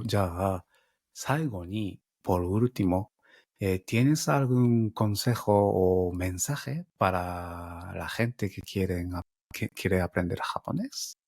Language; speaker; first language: Spanish; non-native, fluent; Japanese